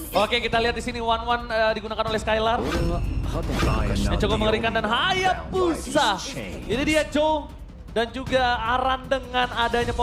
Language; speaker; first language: Indonesian; native; Indonesian